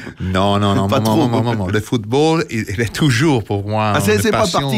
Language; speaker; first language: French; non-native, fluent; Italian